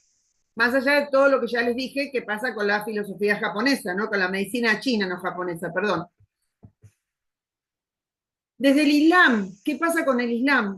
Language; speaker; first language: Spanish; native; Spanish